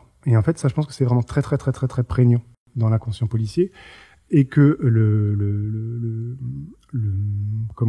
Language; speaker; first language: French; native; French